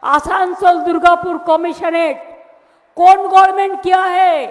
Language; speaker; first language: Hindi; non-native, local second language; Bangla